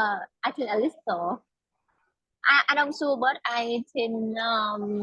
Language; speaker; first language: English; non-native, learner; Vietnamese